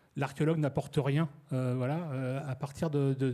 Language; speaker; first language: French; native; French